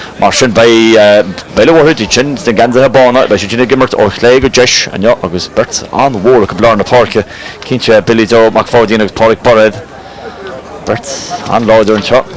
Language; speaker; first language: Irish; native; Irish